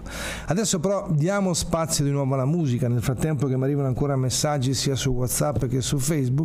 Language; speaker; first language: Italian; native; Italian